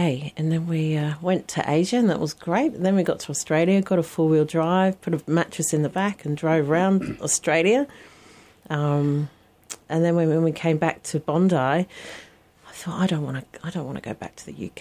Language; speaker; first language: English; native; English